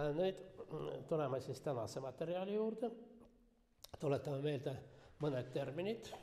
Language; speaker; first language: Estonian; non-native, local second language; Russian